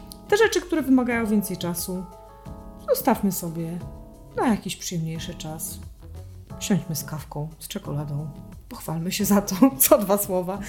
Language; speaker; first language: Polish; native; Polish